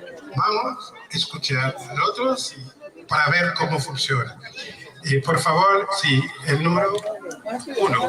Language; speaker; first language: Spanish; non-native, learner; Haitian Creole